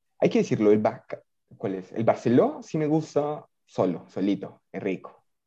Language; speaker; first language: Spanish; native; Spanish